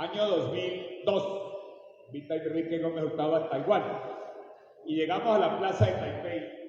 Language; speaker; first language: Spanish; native; Spanish